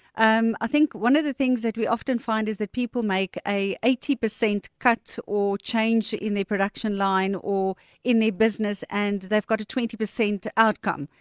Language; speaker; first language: English; non-native, local second language; Afrikaans